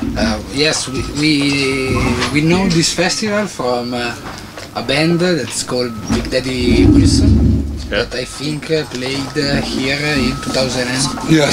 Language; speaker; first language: English; non-native, learner; Italian